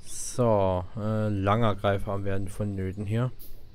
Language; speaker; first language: German; native; German